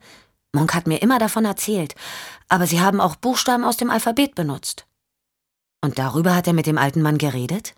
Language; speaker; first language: German; native; German